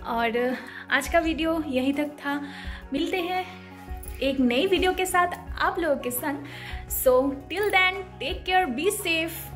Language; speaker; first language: Hindi; non-native, local second language; Assamese